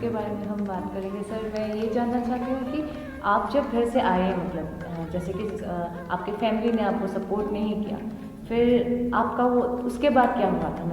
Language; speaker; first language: Hindi; non-native, local second language; Assamese